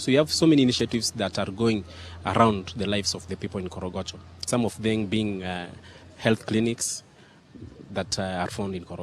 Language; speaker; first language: English; non-native, local second language; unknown